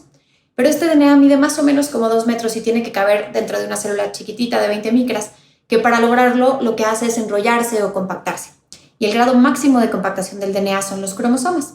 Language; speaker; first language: Spanish; native; Spanish